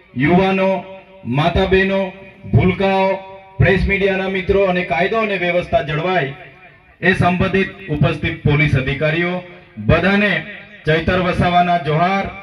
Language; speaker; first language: Gujarati; non-native, local second language; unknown